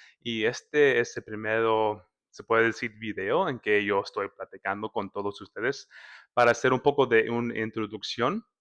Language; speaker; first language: Spanish; early bilingual, heritage; Spanish